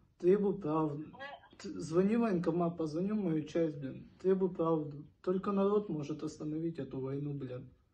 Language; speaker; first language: Russian; native; Russian